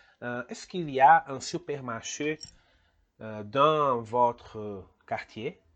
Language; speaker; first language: French; non-native, fluent; Portuguese